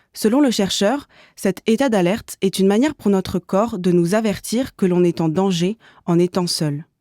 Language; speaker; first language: French; native; French